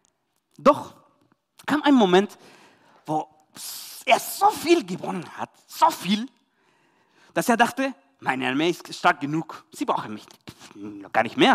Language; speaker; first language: German; non-native, learner; Spanish